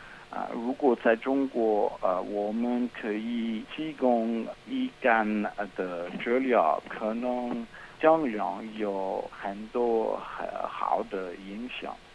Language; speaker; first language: Chinese; non-native, fluent; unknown